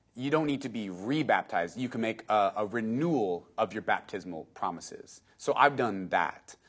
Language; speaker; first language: English; native; English